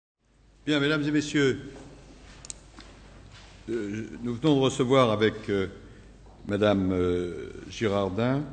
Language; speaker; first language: French; native; French